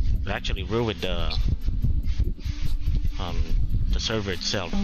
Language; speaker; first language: English; non-native, local second language; Filipino